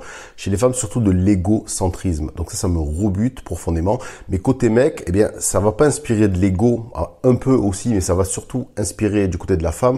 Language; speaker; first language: French; native; French